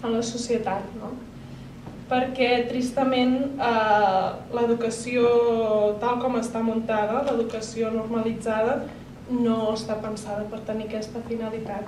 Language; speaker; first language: Catalan; native; Catalan